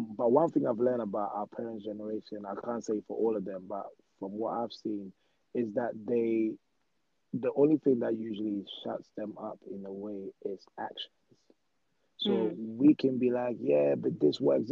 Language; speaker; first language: English; non-native, local second language; Akan